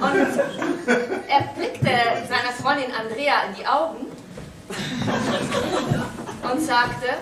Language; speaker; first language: German; native; German